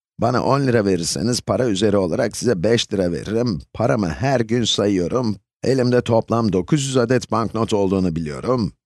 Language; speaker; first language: Turkish; native; Turkish